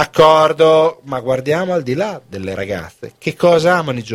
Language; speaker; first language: Italian; native; Italian